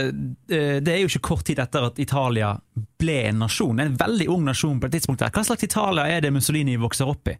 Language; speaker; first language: Norwegian; native; Norwegian